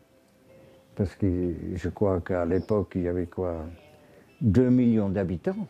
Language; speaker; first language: French; non-native, fluent; English